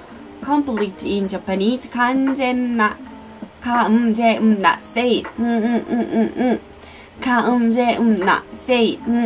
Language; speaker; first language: English; non-native, learner; Korean